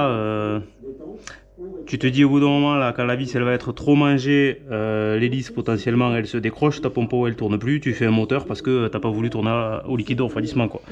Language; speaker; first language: French; native; French